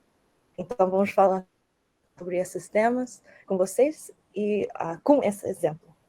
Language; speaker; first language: Portuguese; early bilingual, heritage; Portuguese